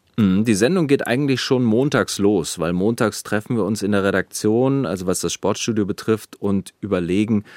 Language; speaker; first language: German; native; German